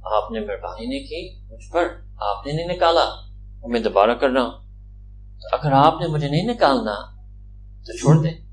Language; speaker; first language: Urdu; early bilingual, heritage; Urdu